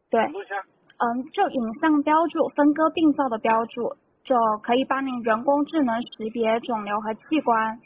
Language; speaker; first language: Chinese; native; Chinese